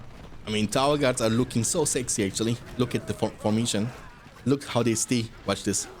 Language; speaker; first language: English; non-native, fluent; German